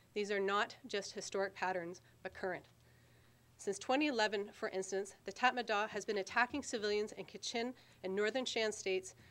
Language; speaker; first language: English; native; English